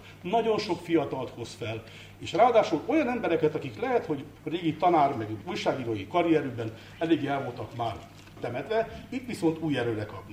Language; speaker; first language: Hungarian; native; Hungarian